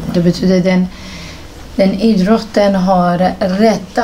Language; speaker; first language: Swedish; non-native, fluent; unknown